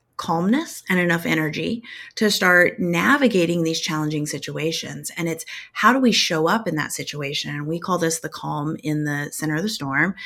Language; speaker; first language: English; native; English